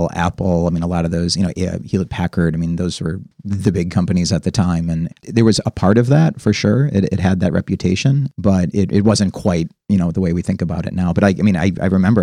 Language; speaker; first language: English; native; English